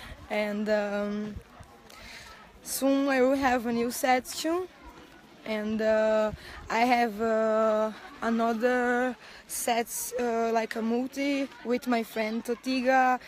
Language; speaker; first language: English; non-native, learner; Portuguese